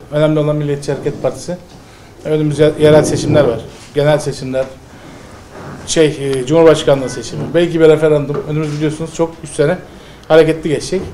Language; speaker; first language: Turkish; native; Turkish